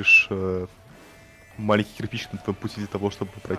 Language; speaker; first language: Russian; native; Russian